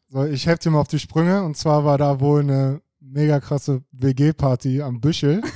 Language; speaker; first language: German; native; German